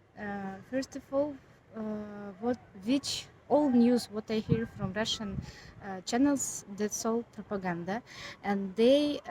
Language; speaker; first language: English; non-native, learner; Ukrainian